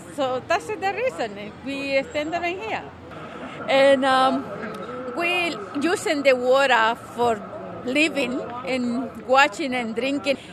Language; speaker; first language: English; non-native, learner; Spanish